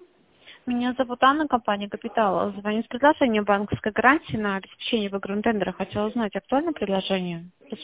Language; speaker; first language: Russian; native; Russian